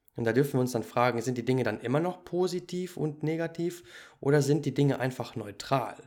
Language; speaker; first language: German; native; German